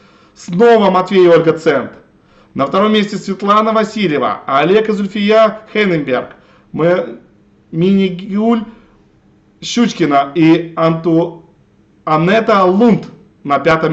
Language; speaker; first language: Russian; native; Russian